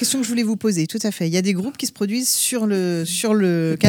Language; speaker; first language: French; native; French